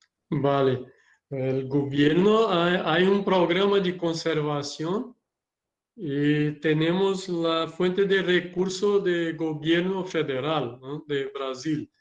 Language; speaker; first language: Spanish; non-native, learner; Portuguese